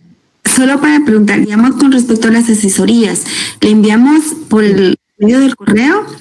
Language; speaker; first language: Spanish; native; Spanish